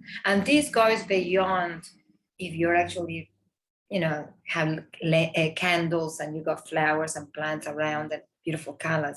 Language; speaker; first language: English; non-native, fluent; Spanish